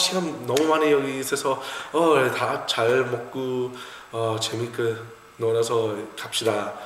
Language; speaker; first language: Korean; non-native, learner; English